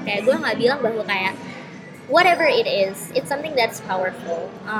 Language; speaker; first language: English; early bilingual, heritage; English